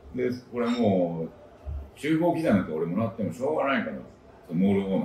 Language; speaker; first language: Japanese; native; Japanese